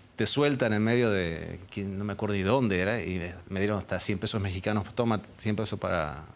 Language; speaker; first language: Spanish; early bilingual, other home language; Dutch